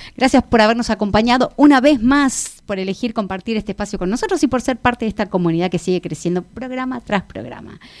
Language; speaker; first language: Spanish; native; Spanish